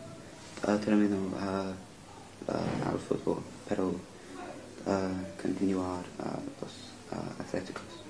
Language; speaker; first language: Spanish; non-native, learner; English